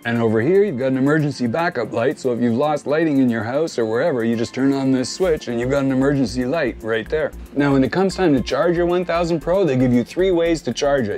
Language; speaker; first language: English; native; English